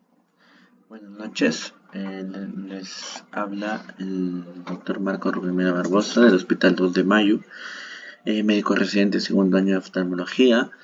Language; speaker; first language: Spanish; native; Spanish